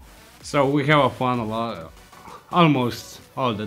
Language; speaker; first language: English; non-native, learner; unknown